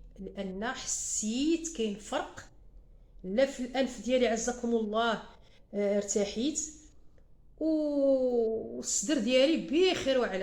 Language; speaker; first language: Arabic; native; Arabic